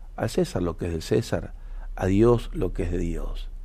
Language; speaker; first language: Spanish; native; Spanish